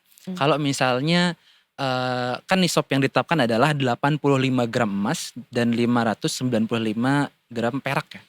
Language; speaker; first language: Indonesian; native; Indonesian